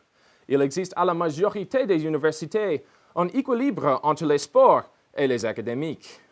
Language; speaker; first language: French; non-native, learner; English